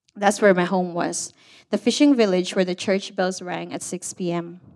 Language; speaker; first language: English; non-native, local second language; Cebuano